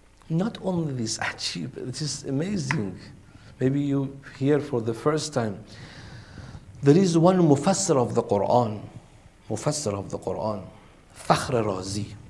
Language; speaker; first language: English; non-native, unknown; Persian